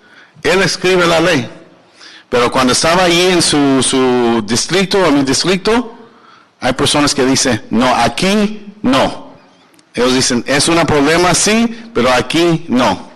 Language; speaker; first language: Spanish; early bilingual, heritage; English